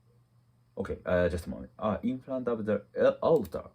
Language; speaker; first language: English; non-native, learner; Japanese